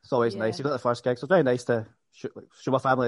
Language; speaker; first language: English; native; English